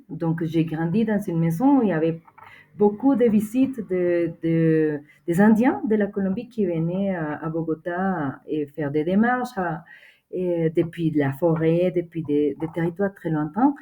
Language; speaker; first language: French; non-native, fluent; Spanish